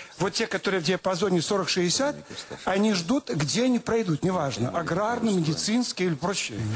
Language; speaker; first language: Russian; native; Russian